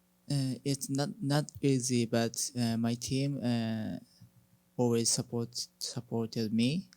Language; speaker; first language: English; non-native, learner; Japanese